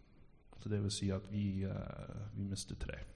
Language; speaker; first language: Norwegian; non-native, fluent; English